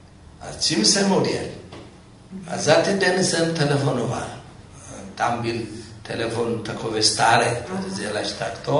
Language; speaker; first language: Czech; non-native, fluent; Amharic